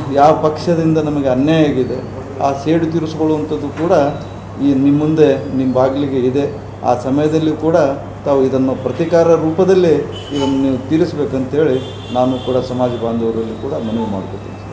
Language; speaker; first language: Kannada; non-native, local second language; Lambadi